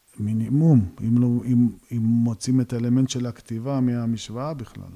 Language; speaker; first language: Hebrew; early bilingual, other home language; Georgian